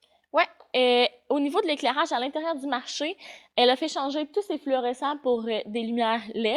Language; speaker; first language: French; native; French